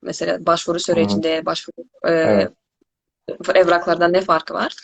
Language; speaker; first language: Turkish; non-native, fluent; Korean